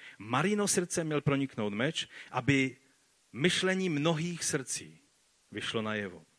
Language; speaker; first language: Czech; non-native, fluent; Polish